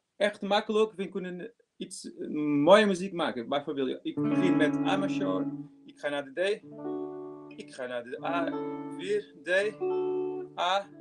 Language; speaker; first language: Dutch; non-native, learner; Portuguese